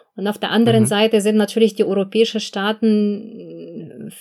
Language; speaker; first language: German; non-native, fluent; Russian